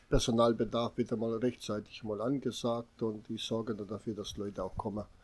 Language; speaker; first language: German; non-native, fluent; Serbian